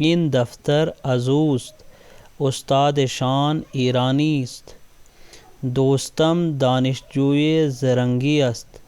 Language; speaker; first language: Persian; non-native, fluent; Urdu